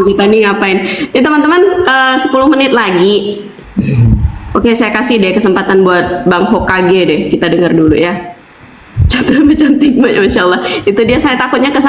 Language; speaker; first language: Indonesian; native; Indonesian